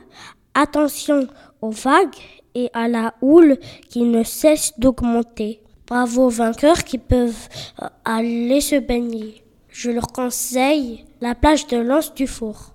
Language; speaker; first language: French; native; French